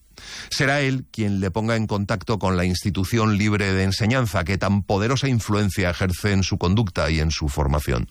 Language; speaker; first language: Spanish; native; Spanish